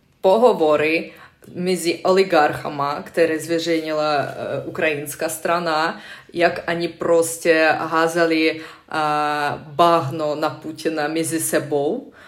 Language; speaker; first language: Czech; non-native, fluent; Russian